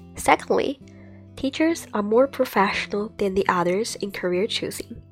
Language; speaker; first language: English; non-native, fluent; Chinese